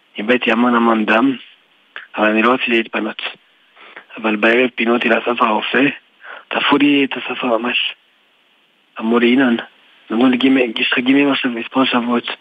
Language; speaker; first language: Hebrew; early bilingual, other home language; French